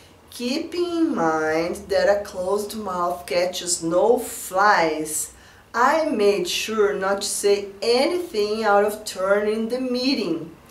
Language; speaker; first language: English; non-native, fluent; Portuguese